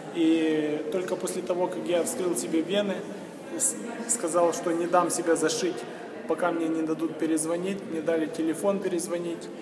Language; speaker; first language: Russian; non-native, local second language; Ukrainian